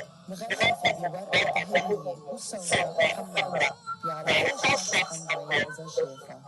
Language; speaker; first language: Arabic; early bilingual, heritage; Arabic